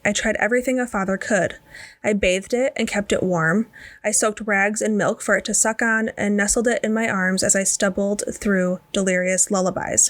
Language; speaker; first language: English; native; English